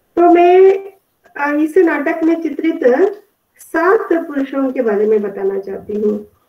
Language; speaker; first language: Hindi; non-native, local second language; Kannada